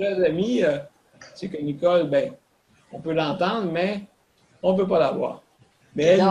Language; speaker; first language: French; native; French